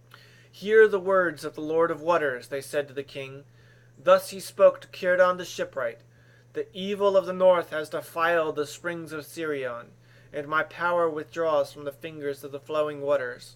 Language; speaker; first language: English; native; English